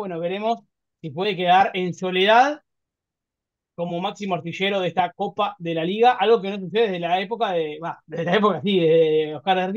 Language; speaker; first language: Spanish; native; Spanish